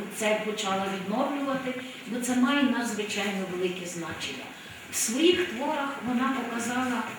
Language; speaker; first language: Ukrainian; native; Ukrainian